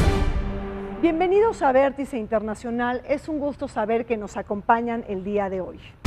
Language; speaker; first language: Spanish; native; Spanish